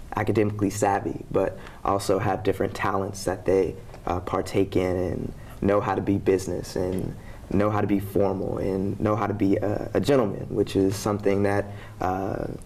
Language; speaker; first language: English; native; English